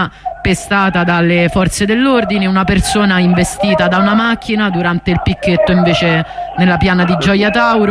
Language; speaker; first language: Italian; native; Italian